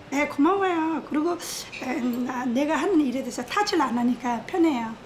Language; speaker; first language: Korean; non-native, fluent; Nepali